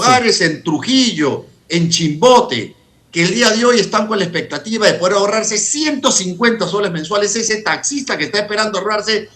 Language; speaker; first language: Spanish; native; Spanish